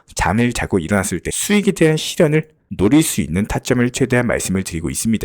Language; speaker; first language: Korean; native; Korean